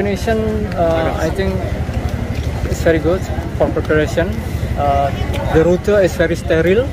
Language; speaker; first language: English; non-native, learner; Indonesian